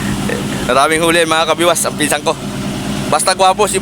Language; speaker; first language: Filipino; native; Filipino